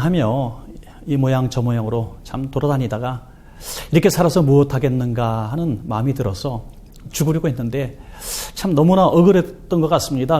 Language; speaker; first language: Korean; native; Korean